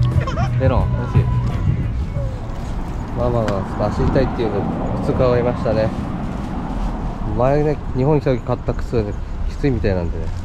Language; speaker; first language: Japanese; native; Japanese